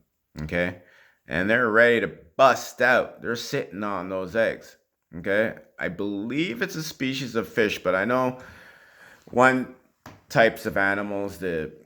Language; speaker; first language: English; native; English